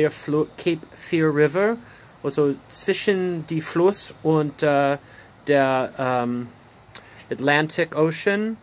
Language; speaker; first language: German; non-native, fluent; English